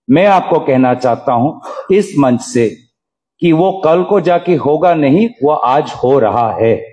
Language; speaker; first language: Hindi; non-native, local second language; Assamese